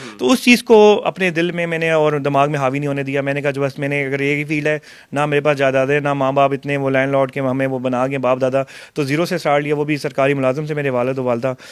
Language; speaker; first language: Urdu; non-native, local second language; Punjabi